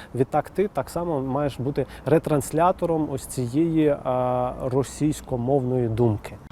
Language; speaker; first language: Ukrainian; non-native, local second language; Russian